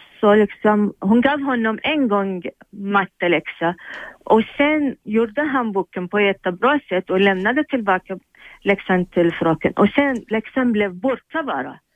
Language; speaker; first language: Swedish; non-native, fluent; Arabic